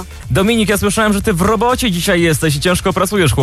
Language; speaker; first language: Polish; native; Polish